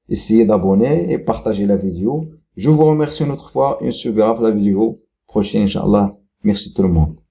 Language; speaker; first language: French; non-native, local second language; Arabic